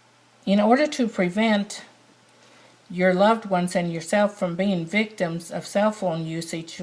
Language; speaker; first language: English; native; English